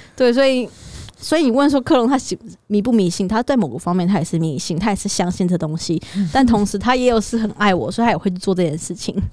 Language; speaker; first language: Chinese; native; Chinese